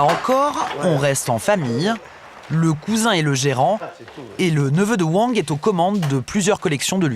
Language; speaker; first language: French; native; French